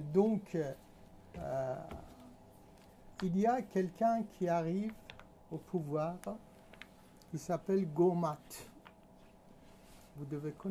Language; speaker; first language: French; non-native, fluent; Persian